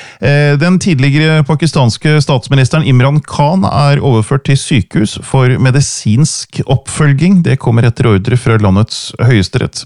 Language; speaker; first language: Norwegian; native; Norwegian